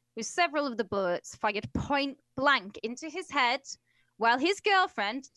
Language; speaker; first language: English; native; English